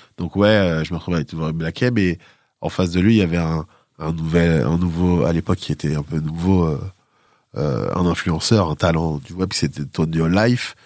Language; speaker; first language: French; native; French